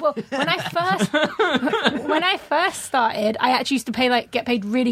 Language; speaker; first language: English; native; English